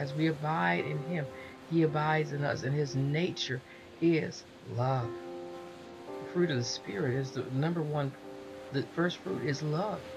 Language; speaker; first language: English; native; English